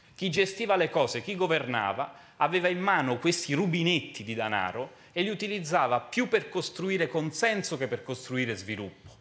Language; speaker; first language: Italian; native; Italian